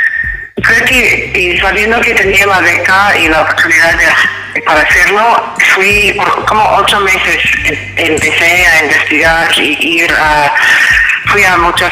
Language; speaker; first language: Spanish; non-native, fluent; English